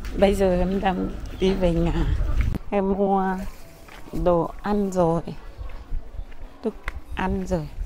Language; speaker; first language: Vietnamese; non-native, learner; Portuguese